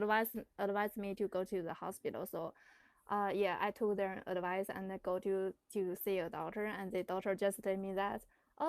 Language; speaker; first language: English; non-native, learner; Chinese